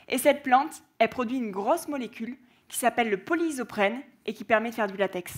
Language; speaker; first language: French; native; French